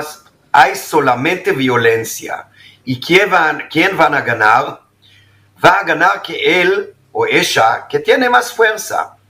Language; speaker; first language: Spanish; non-native, fluent; Hebrew